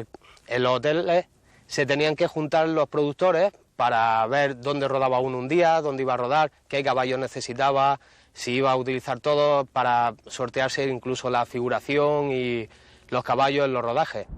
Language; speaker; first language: Spanish; native; Spanish